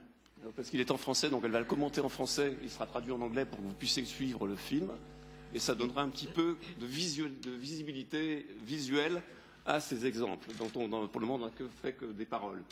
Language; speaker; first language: French; native; French